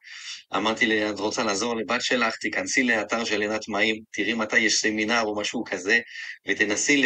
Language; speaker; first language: Hebrew; native; Hebrew